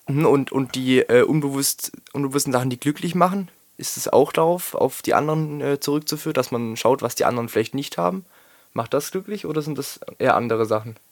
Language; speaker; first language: German; native; German